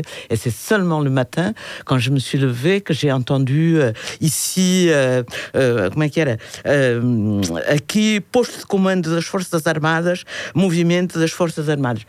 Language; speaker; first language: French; non-native, fluent; Portuguese